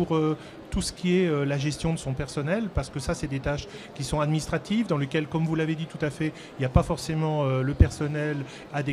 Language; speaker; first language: French; native; French